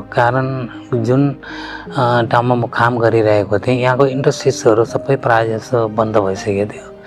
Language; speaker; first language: Nepali; non-native, fluent; Malayalam